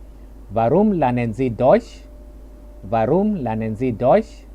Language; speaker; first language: German; non-native, learner; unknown